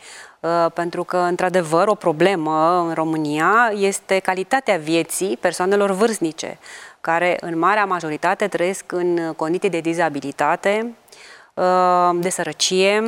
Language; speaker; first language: Romanian; native; Romanian